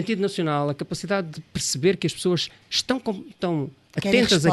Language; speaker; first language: Portuguese; native; Portuguese